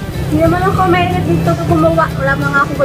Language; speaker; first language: Filipino; non-native, local second language; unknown